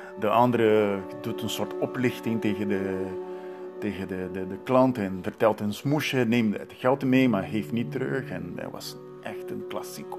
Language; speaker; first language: Dutch; non-native, learner; Portuguese